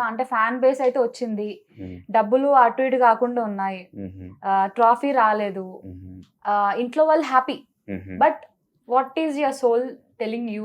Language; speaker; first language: Telugu; native; Telugu